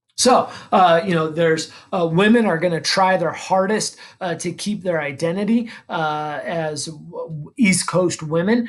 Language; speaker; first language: English; native; English